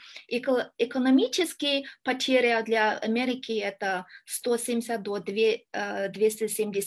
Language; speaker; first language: Russian; non-native, learner; Kyrgyz